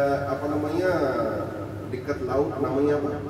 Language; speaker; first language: Indonesian; non-native, fluent; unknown